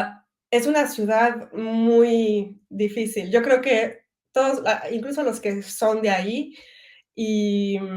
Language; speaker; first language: Spanish; early bilingual, heritage; French